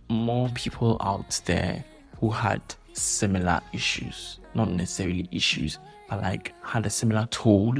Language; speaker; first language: English; non-native, local second language; Akan